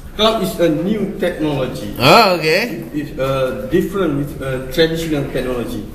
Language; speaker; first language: English; non-native, local second language; Malay